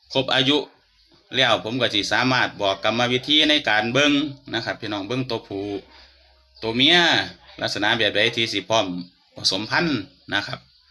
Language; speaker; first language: Thai; native; Thai